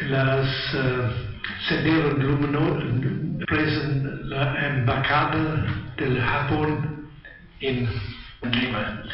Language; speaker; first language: Spanish; non-native, learner; Italian